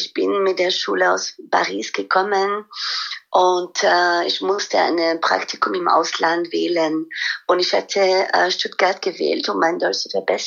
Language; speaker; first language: German; non-native, fluent; French